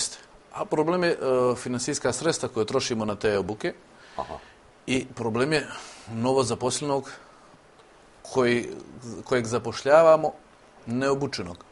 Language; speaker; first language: Serbian; native; Serbian